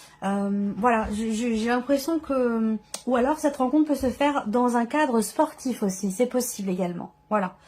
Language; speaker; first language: French; native; French